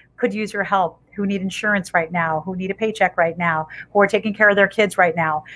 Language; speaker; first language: English; native; English